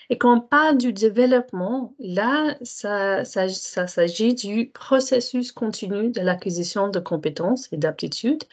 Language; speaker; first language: French; non-native, fluent; English